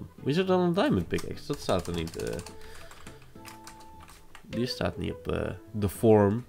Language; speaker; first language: Dutch; native; Dutch